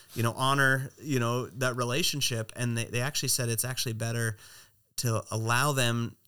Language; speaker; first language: English; native; English